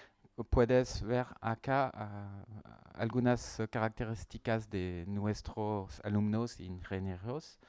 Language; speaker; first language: Spanish; non-native, learner; French